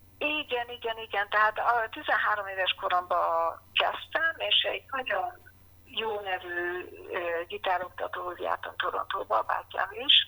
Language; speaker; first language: Hungarian; early bilingual, heritage; Hungarian